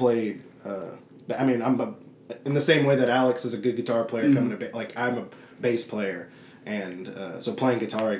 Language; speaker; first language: English; native; English